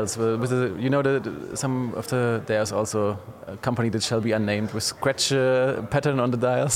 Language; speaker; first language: English; non-native, fluent; German